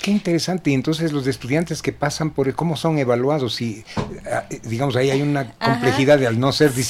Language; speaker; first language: Spanish; native; Spanish